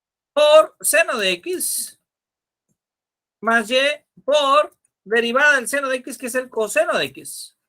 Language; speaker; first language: Spanish; native; Spanish